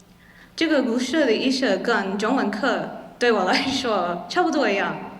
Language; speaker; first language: Chinese; non-native, learner; English